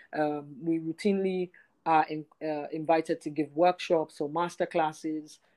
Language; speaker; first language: English; non-native, local second language; Yoruba